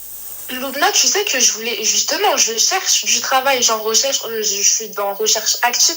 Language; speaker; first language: French; native; French